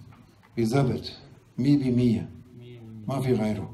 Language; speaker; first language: Arabic; non-native, learner; German